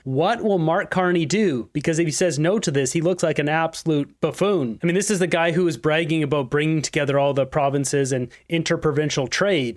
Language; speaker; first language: English; native; English